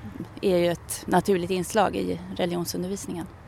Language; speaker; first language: Swedish; native; Swedish